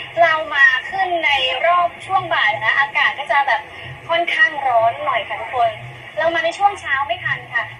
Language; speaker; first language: Thai; native; Thai